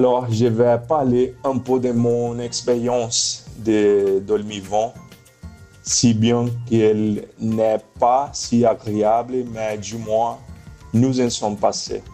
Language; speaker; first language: French; non-native, fluent; Portuguese